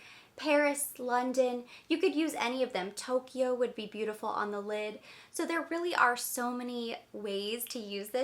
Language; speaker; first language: English; native; English